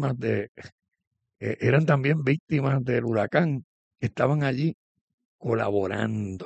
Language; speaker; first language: Spanish; native; Spanish